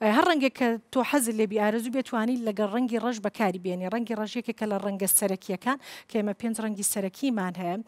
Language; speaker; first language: Central Kurdish; non-native, local second language; Kurdish